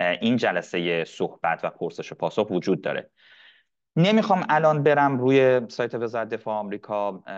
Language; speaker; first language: Persian; non-native, local second language; Arabic